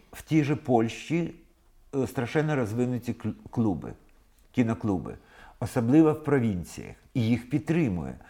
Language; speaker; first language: Ukrainian; non-native, local second language; Russian